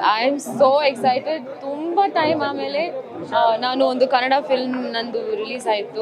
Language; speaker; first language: Kannada; non-native, learner; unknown